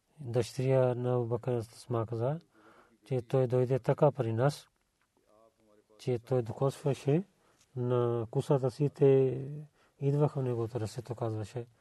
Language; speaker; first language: Bulgarian; non-native, learner; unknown